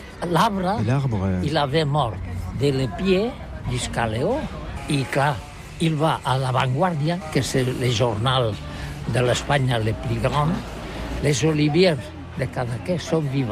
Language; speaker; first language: French; non-native, learner; Catalan